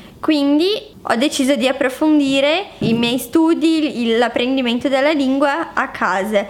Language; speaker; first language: Italian; non-native, fluent; Portuguese